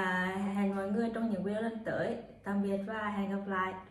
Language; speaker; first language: Vietnamese; native; Vietnamese